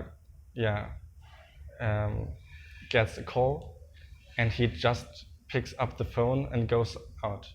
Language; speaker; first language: English; non-native, fluent; German